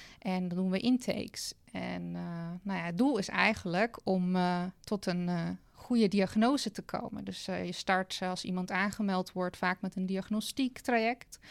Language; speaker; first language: Dutch; non-native, fluent; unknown